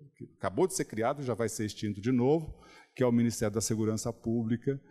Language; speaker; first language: Portuguese; native; Portuguese